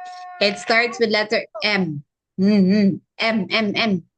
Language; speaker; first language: English; non-native, local second language; Filipino